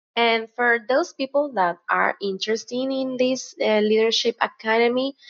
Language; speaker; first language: English; non-native, fluent; Spanish